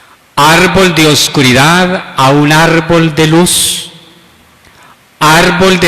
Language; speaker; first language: Spanish; native; Spanish